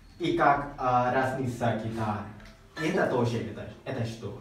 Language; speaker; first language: Russian; non-native, learner; Thai